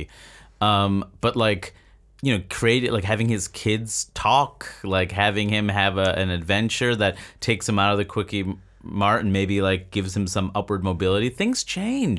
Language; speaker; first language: English; native; English